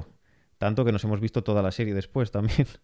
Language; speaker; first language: Spanish; native; Spanish